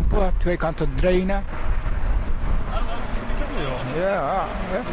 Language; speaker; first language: Dutch; non-native, learner; Turkish